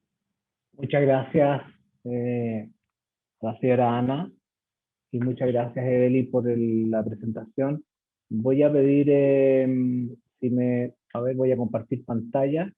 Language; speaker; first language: Spanish; native; Spanish